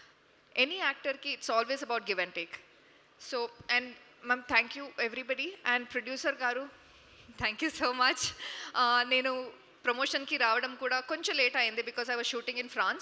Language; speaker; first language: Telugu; non-native, fluent; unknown